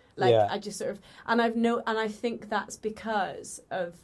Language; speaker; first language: English; native; English